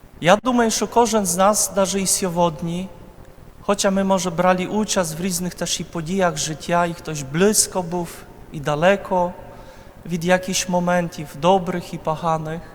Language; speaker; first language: Ukrainian; non-native, fluent; Polish